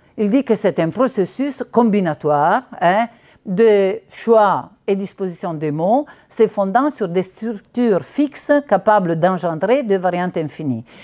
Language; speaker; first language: French; non-native, fluent; Italian